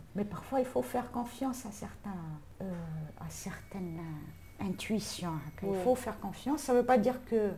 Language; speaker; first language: French; non-native, local second language; Arabic